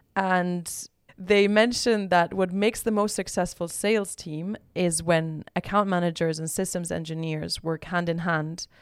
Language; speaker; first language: English; non-native, fluent; Spanish